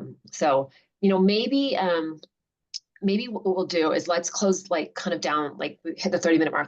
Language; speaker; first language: English; native; English